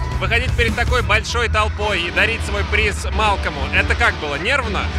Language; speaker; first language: Russian; native; Russian